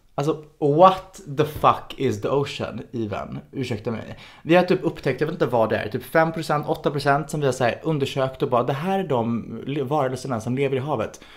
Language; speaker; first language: Swedish; native; Swedish